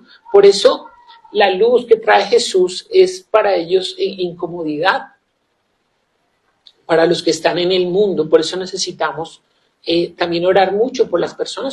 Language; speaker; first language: Spanish; native; Spanish